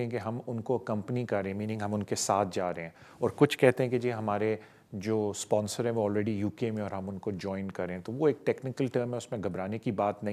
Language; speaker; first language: Urdu; native; Urdu